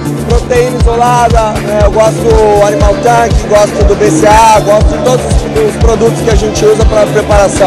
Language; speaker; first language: Portuguese; native; Portuguese